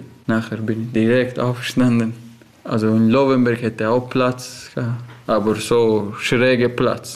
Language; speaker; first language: German; non-native, learner; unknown